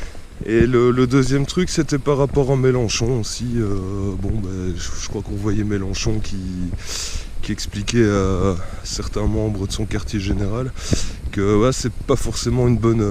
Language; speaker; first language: French; native; French